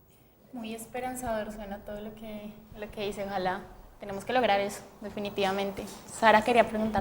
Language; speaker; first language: Spanish; native; Spanish